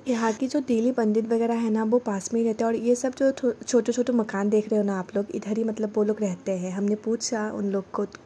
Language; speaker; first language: Hindi; non-native, local second language; Assamese